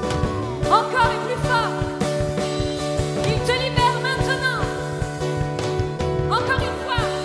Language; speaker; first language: French; native; French